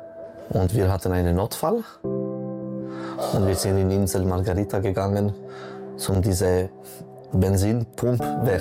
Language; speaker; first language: German; non-native, local second language; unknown